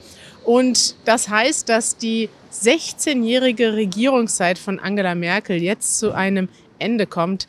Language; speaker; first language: German; native; German